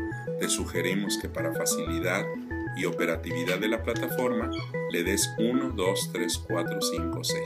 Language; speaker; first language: Spanish; native; Spanish